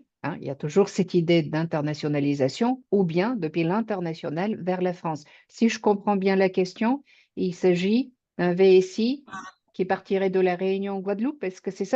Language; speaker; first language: French; native; French